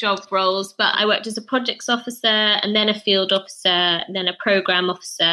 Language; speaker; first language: English; native; English